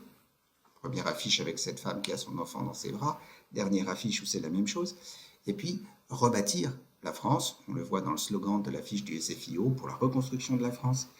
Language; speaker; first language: French; native; French